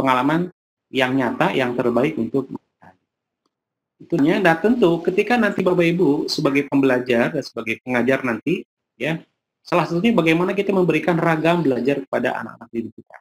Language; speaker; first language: Indonesian; native; Indonesian